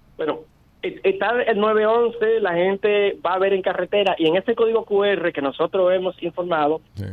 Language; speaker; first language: Spanish; native; Spanish